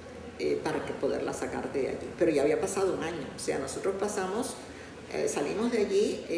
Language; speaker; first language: Spanish; native; Spanish